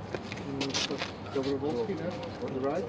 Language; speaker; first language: Russian; non-native, learner; Dutch